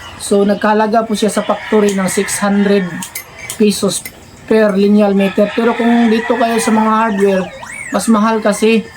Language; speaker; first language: Filipino; non-native, local second language; Cebuano